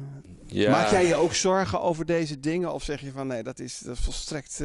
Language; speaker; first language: Dutch; native; Dutch